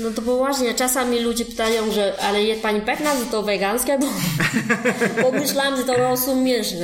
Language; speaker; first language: Polish; non-native, fluent; Vietnamese